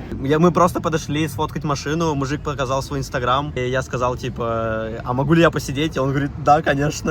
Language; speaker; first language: Russian; native; Russian